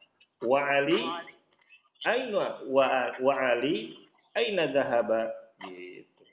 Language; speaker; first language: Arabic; non-native, fluent; Indonesian